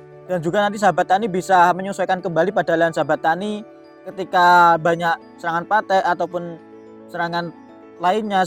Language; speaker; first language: Indonesian; native; Indonesian